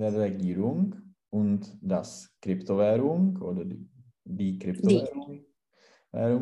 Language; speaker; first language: German; non-native, learner; Czech